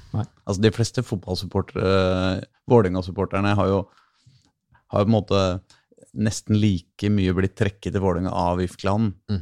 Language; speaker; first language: Norwegian; native; Norwegian